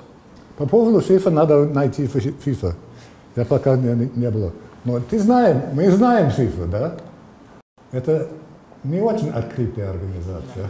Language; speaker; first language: Russian; non-native, fluent; English